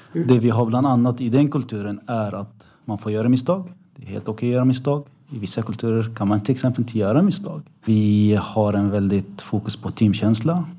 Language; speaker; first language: Swedish; early bilingual, other home language; Arabic